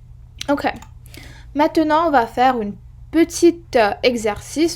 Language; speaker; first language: French; non-native, fluent; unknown